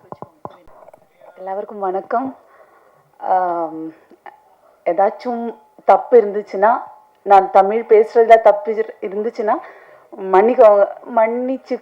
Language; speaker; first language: Tamil; non-native, learner; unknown